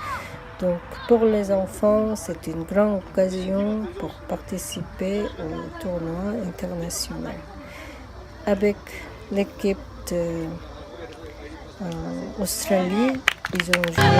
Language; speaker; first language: French; non-native, fluent; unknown